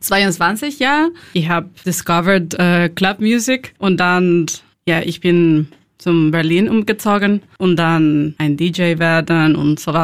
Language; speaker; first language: German; non-native, learner; Spanish